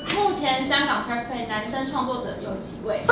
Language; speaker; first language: Chinese; native; Chinese